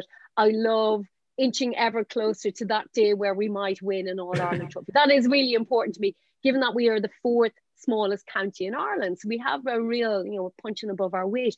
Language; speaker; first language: English; native; English